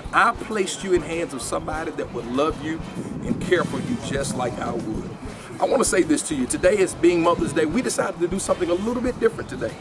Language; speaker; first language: English; native; English